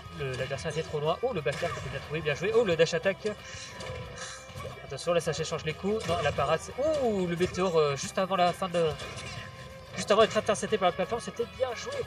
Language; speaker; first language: French; native; French